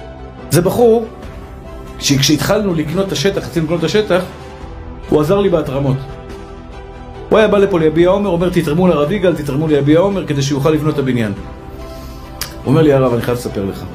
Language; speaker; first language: Hebrew; native; Hebrew